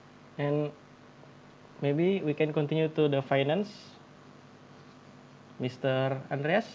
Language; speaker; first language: English; non-native, learner; Indonesian